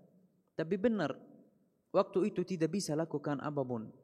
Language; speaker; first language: Indonesian; non-native, fluent; Arabic